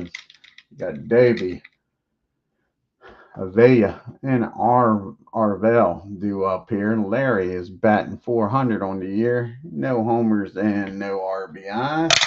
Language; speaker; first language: English; native; English